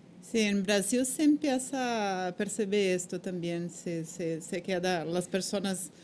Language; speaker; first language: Spanish; non-native, learner; Portuguese